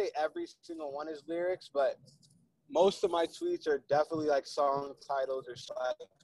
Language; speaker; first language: English; native; English